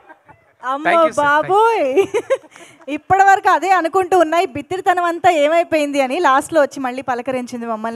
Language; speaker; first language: Telugu; native; Telugu